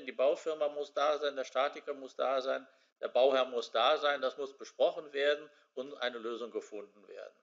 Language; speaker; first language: German; native; German